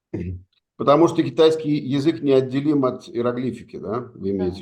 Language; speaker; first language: Russian; native; Russian